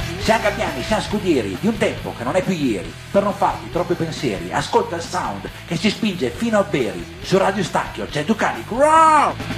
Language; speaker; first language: Italian; native; Italian